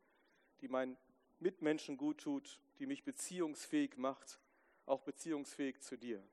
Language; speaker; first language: German; native; German